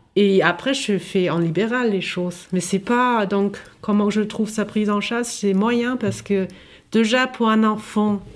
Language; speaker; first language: French; non-native, fluent; German